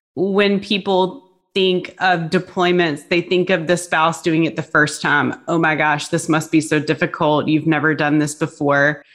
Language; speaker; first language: English; native; English